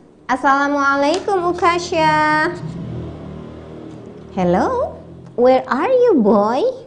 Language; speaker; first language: English; non-native, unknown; Indonesian